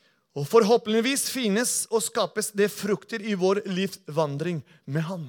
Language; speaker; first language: Norwegian; non-native, fluent; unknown